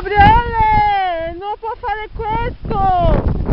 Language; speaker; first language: Italian; non-native, learner; Portuguese